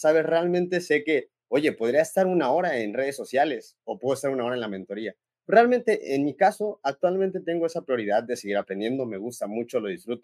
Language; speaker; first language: Spanish; native; Spanish